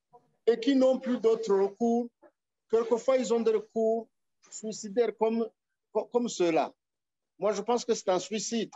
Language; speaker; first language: French; non-native, local second language; Rundi